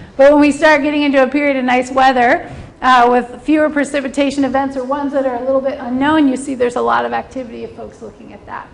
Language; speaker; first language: English; native; English